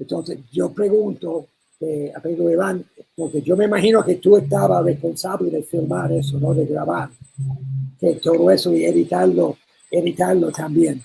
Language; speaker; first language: Spanish; non-native, learner; English